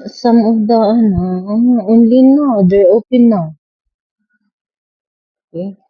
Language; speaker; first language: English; non-native, local second language; Filipino